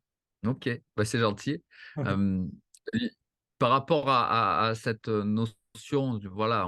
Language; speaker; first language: French; native; French